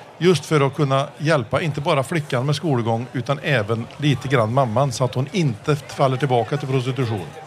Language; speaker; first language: Swedish; early bilingual, heritage; Swedish